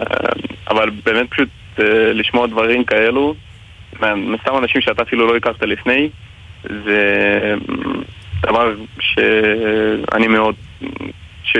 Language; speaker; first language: Hebrew; non-native, fluent; Ukrainian